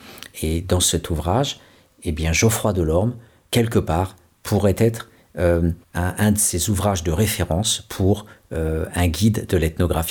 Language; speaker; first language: French; native; French